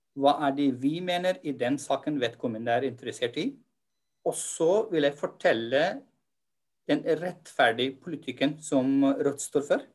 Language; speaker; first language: Norwegian; non-native, fluent; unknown